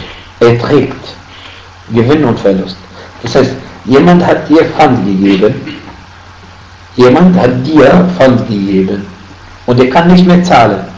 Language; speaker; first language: German; non-native, fluent; Arabic